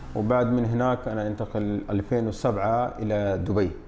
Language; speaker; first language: Arabic; non-native, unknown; Urdu